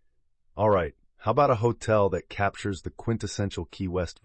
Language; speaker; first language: English; native; English